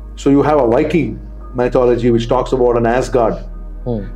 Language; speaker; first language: English; non-native, local second language; Telugu